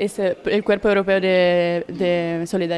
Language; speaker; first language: Spanish; non-native, learner; Italian